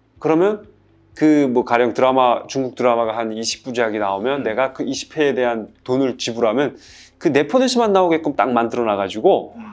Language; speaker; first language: Korean; native; Korean